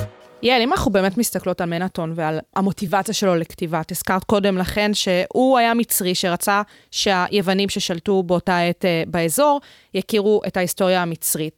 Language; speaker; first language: Hebrew; native; Hebrew